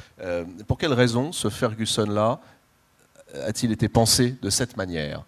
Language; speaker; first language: French; native; French